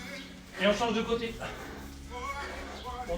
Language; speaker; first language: French; native; French